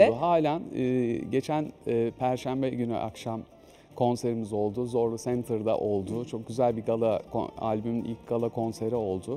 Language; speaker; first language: Turkish; native; Turkish